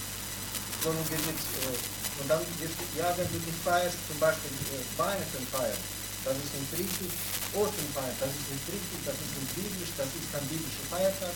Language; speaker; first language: German; non-native, learner; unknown